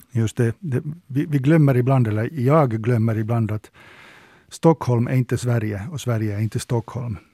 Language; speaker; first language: Swedish; native; Swedish